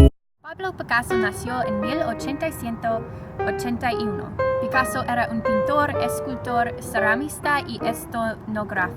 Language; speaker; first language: Spanish; non-native, learner; English